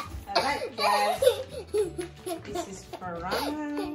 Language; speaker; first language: English; non-native, learner; Indonesian